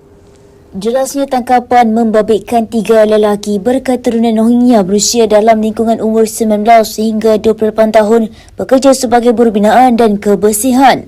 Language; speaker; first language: Malay; native; Malay